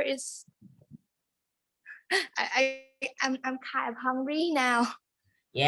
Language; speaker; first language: English; non-native, learner; Vietnamese